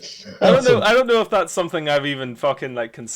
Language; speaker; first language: English; native; English